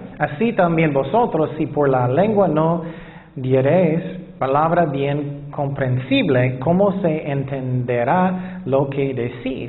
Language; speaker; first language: Spanish; non-native, fluent; English